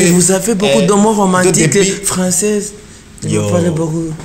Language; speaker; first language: French; non-native, local second language; Rundi